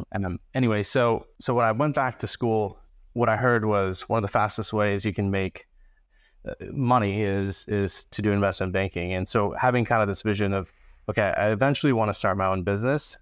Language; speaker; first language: English; early bilingual, other home language; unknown